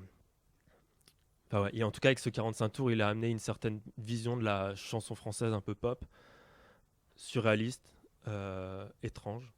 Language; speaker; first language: French; native; French